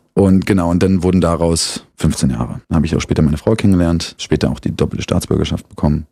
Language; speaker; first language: German; native; German